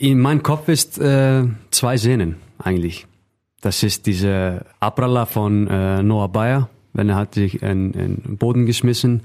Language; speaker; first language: German; non-native, fluent; Icelandic